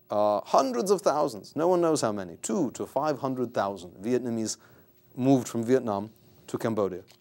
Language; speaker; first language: English; native; English